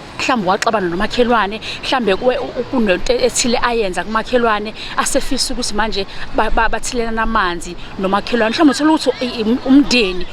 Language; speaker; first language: Zulu; native; Zulu